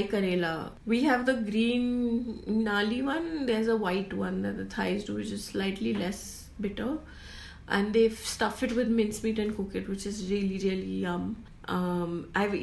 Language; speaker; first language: English; non-native, local second language; Gujarati